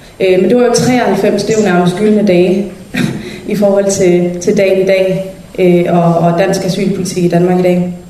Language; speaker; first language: Danish; early bilingual, other home language; Somali